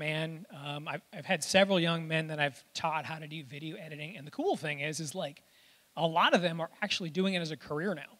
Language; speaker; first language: English; native; English